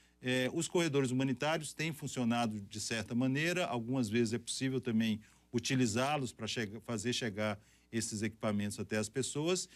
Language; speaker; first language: Portuguese; native; Portuguese